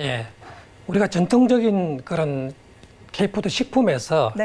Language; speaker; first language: Korean; native; Korean